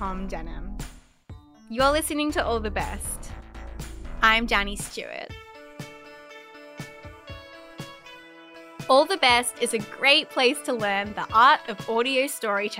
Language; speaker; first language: English; native; English